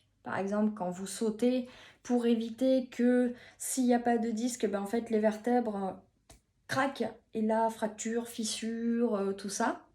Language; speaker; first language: French; native; French